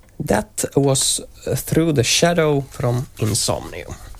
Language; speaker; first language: English; non-native, fluent; Finnish